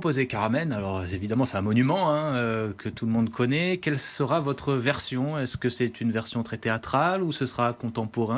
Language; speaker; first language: French; native; French